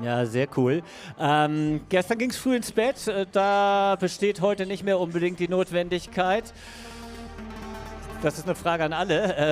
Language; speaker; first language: German; native; German